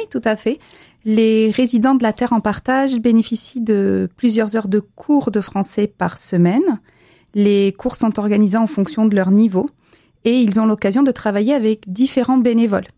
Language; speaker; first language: French; native; French